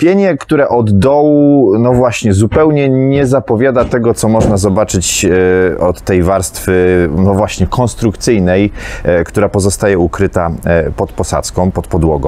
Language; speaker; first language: Polish; native; Polish